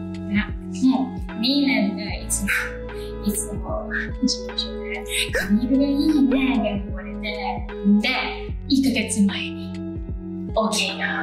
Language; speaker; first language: Japanese; non-native, learner; English